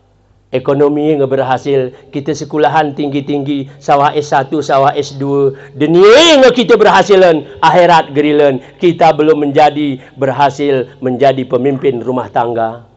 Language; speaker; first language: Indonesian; non-native, local second language; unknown